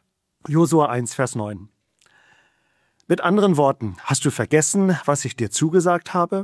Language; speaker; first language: German; native; German